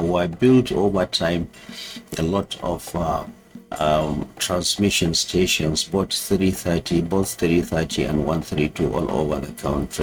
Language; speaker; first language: English; non-native, local second language; Hausa